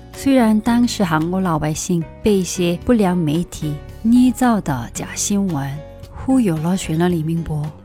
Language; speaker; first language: Chinese; non-native, fluent; Korean